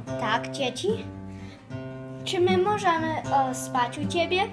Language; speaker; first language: Polish; early bilingual, heritage; Polish